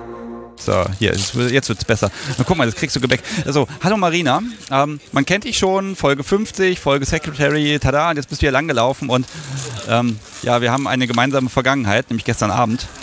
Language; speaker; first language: German; native; German